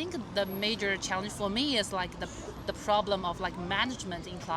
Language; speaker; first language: English; non-native, fluent; Chinese